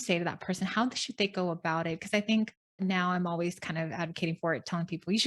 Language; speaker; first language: English; native; English